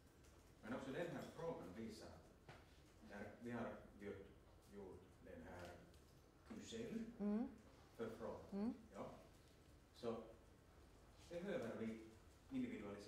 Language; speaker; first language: Swedish; non-native, local second language; Finnish